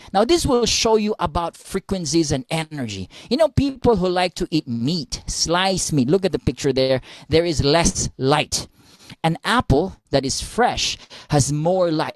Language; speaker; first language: English; non-native, local second language; Filipino